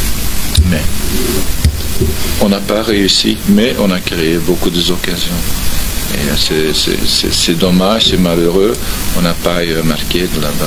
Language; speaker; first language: French; non-native, local second language; Dutch